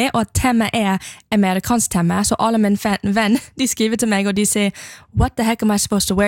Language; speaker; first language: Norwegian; non-native, learner; English